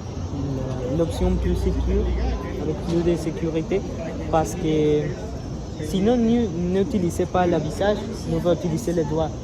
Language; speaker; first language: French; non-native, learner; Spanish